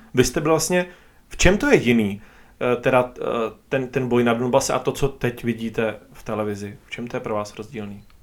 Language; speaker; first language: Czech; native; Czech